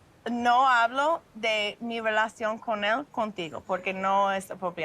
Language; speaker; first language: Spanish; non-native, learner; English